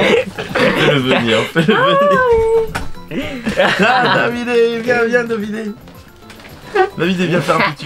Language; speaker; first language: French; native; French